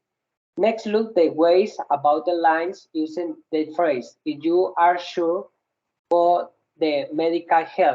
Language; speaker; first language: English; non-native, learner; Spanish